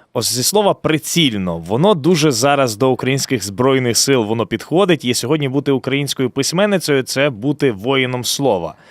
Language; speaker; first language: Ukrainian; native; Ukrainian